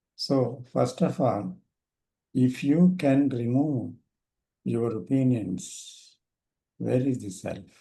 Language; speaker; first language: English; non-native, local second language; Telugu